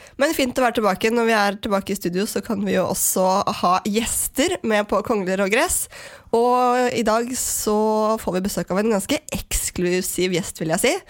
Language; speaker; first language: Norwegian; native; Norwegian